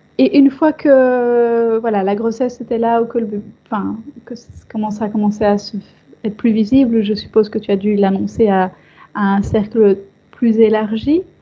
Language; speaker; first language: French; native; French